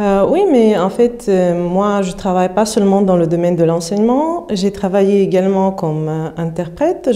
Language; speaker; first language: French; non-native, fluent; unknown